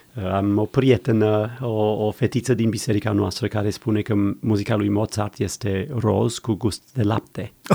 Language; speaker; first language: Romanian; non-native, fluent; English